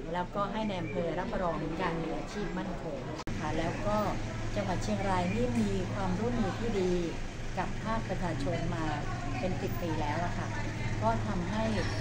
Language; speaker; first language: Thai; native; Thai